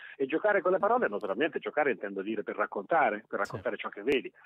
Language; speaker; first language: Italian; native; Italian